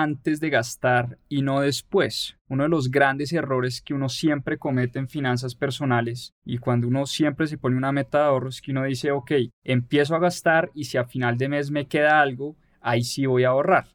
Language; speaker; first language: Spanish; native; Spanish